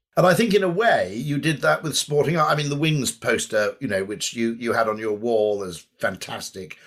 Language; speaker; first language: English; native; English